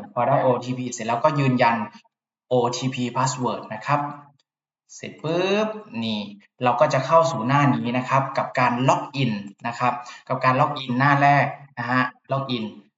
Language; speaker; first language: Thai; native; Thai